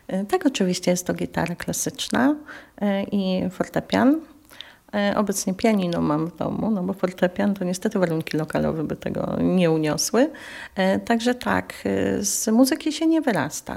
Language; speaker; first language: Polish; native; Polish